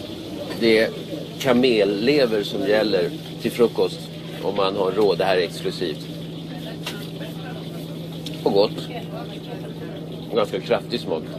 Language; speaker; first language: Swedish; native; Swedish